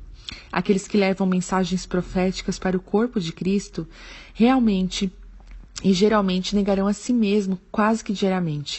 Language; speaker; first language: Portuguese; native; Portuguese